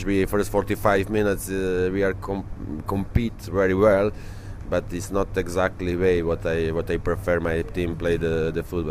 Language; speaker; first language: English; non-native, learner; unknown